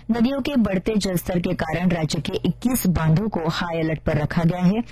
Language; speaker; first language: Hindi; non-native, local second language; Gujarati